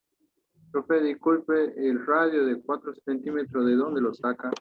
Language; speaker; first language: Spanish; native; Spanish